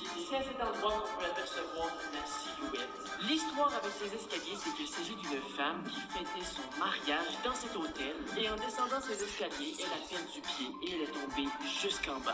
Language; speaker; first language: French; native; French